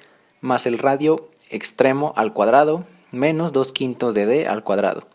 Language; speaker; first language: Spanish; native; Spanish